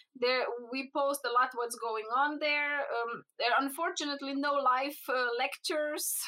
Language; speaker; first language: English; non-native, fluent; Slovenian